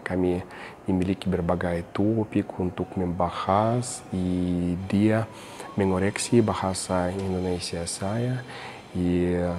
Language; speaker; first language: Indonesian; non-native, fluent; Russian